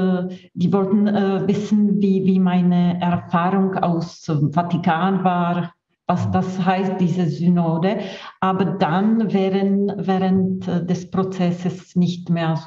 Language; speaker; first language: German; non-native, fluent; Czech